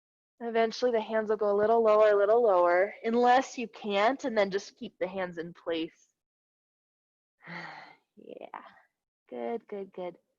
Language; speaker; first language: English; native; English